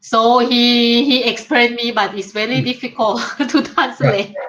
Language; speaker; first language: English; non-native, learner; Thai